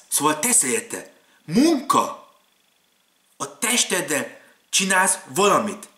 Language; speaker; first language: Hungarian; early bilingual, other home language; German